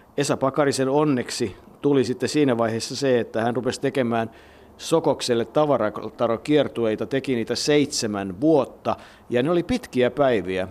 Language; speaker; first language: Finnish; native; Finnish